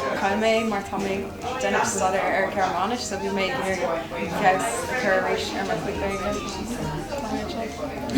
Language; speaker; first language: Irish; non-native, local second language; English